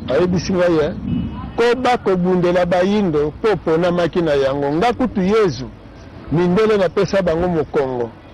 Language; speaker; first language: Lingala; non-native, local second language; Kongo